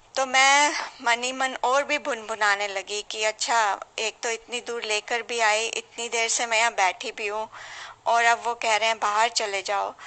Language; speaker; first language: Hindi; native; Hindi